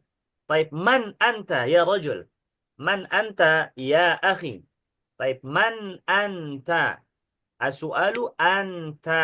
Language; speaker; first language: Arabic; non-native, fluent; Indonesian